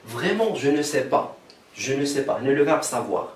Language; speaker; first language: French; non-native, local second language; Arabic